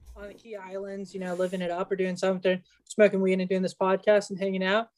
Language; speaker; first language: English; early bilingual, other home language; Spanish